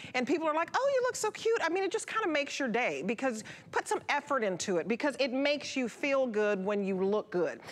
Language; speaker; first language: English; native; English